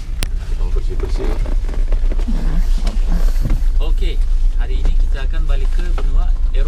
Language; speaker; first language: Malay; non-native, fluent; Turkish